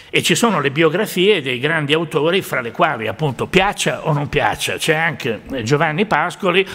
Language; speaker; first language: Italian; native; Italian